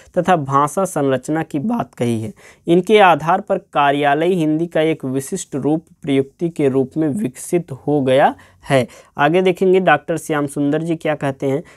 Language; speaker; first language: Hindi; native; Hindi